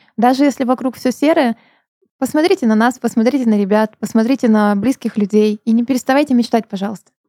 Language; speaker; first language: Russian; native; Russian